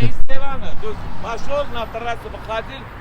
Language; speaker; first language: Russian; non-native, learner; Armenian